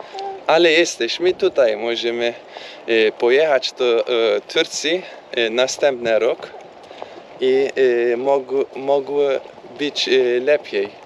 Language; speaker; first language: Polish; non-native, learner; Turkish